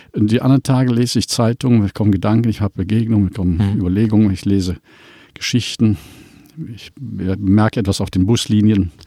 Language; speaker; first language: German; native; German